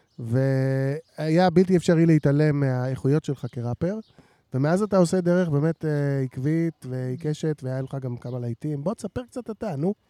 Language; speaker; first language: Hebrew; native; Hebrew